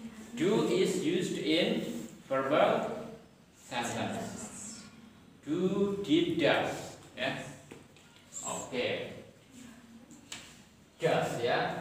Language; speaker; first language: English; non-native, fluent; Indonesian